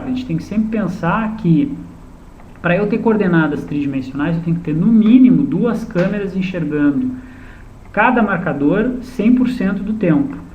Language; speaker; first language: Portuguese; native; Portuguese